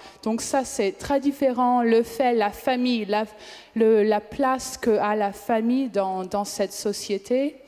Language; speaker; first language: French; non-native, fluent; English